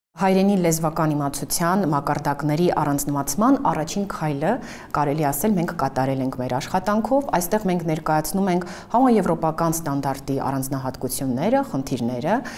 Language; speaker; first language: Armenian; native; Armenian